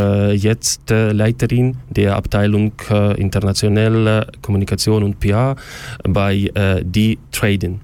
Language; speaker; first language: German; non-native, learner; Ukrainian